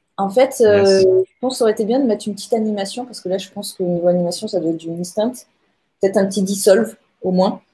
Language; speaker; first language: French; native; French